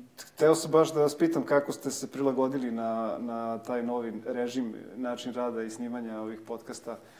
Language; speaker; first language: Serbian; native; Serbian